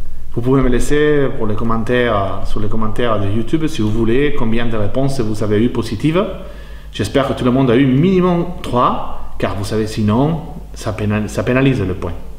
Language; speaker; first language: French; non-native, fluent; Spanish